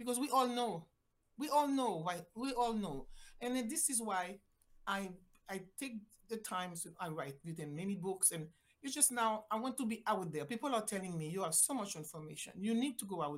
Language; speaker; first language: English; non-native, fluent; Haitian Creole